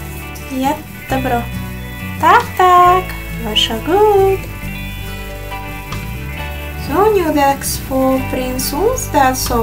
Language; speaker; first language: Swedish; non-native, fluent; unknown